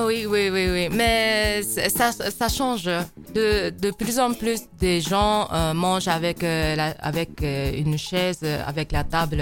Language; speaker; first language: French; non-native, fluent; Japanese